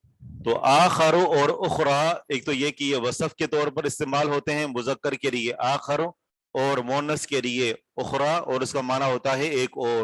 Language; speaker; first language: Urdu; native; Urdu